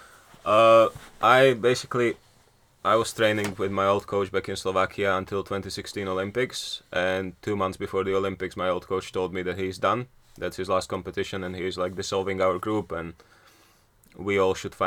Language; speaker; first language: English; non-native, fluent; Slovak